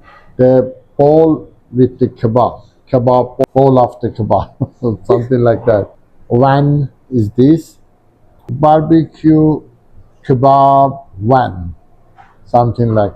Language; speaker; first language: English; non-native, learner; Persian